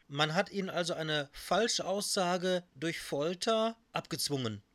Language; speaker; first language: German; native; German